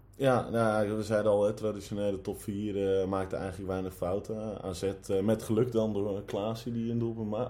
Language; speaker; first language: Dutch; native; Dutch